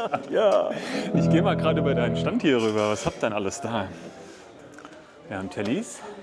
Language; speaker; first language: German; native; German